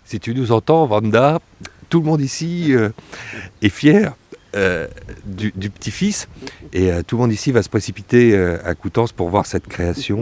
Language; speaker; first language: French; native; French